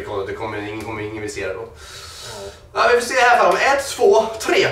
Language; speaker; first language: Swedish; native; Swedish